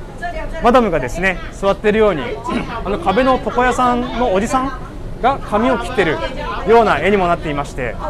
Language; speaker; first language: Japanese; native; Japanese